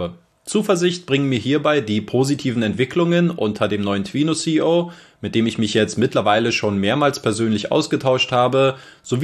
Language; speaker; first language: German; native; German